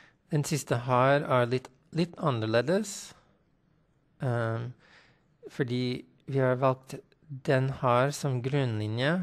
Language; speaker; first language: Norwegian; non-native, fluent; English